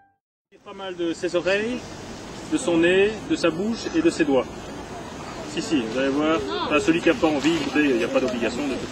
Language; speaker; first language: French; native; French